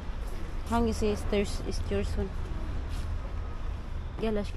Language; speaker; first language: Turkish; non-native, learner; Filipino